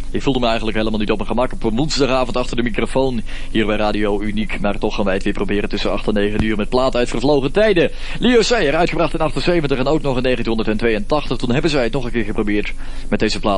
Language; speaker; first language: Dutch; native; Dutch